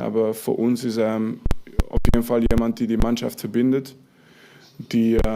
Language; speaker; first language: German; non-native, fluent; French